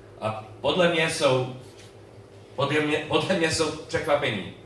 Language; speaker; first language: Czech; non-native, learner; English